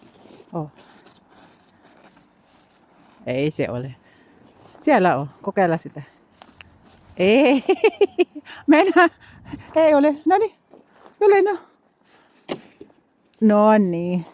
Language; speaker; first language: Finnish; non-native, learner; Filipino